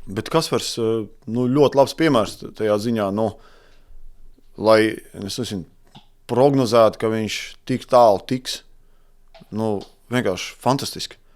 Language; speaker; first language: Latvian; native; Latvian